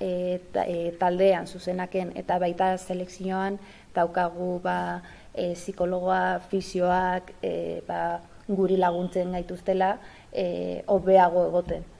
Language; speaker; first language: Basque; non-native, local second language; Spanish